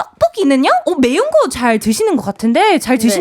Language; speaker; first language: Korean; non-native, fluent; English